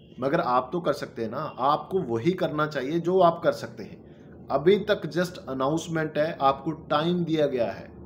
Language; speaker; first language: Hindi; non-native, local second language; Punjabi